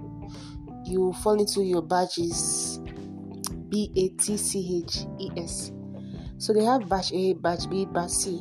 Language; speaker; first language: English; non-native, local second language; Igbo